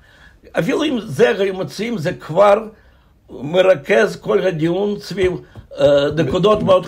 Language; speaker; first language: Hebrew; non-native, fluent; Russian